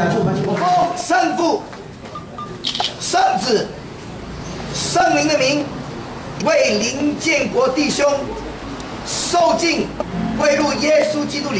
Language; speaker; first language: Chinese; non-native, local second language; Min Nan Chinese